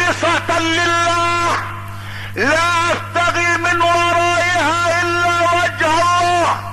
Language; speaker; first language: Arabic; native; Arabic